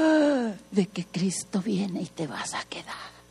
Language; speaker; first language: Spanish; native; Spanish